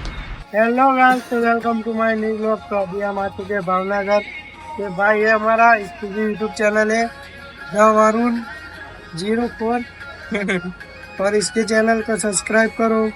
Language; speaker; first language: Hindi; non-native, local second language; Gujarati